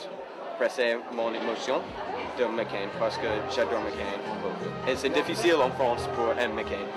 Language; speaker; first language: French; non-native, learner; English